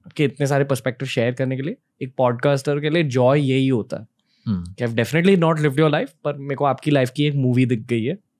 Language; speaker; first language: Hindi; native; Hindi